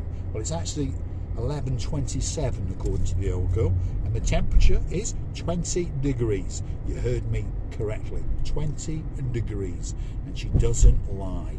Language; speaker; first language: English; native; English